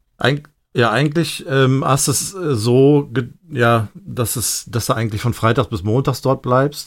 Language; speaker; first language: German; native; German